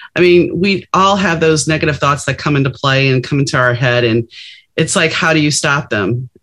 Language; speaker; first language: English; native; English